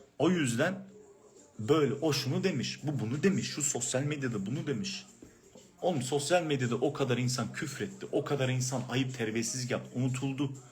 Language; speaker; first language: Turkish; early bilingual, heritage; Turkish